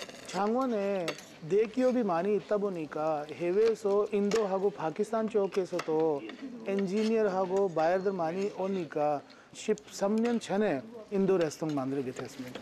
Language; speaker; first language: Korean; non-native, fluent; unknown